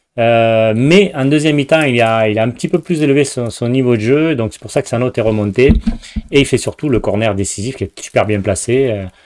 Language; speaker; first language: French; native; French